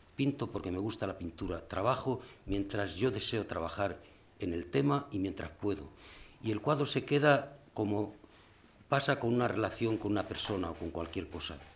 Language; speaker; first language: Spanish; native; Spanish